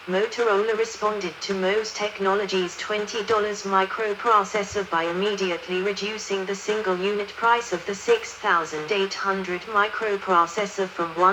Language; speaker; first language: English; non-native, learner; Danish